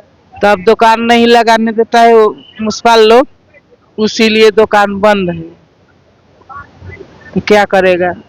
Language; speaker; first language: Hindi; non-native, local second language; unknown